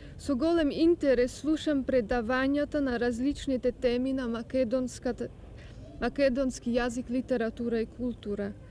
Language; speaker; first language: Macedonian; non-native, learner; German